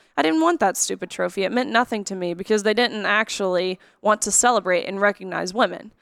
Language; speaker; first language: English; native; English